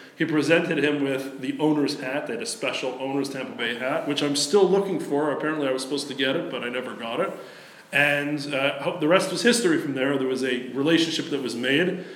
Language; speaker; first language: English; native; English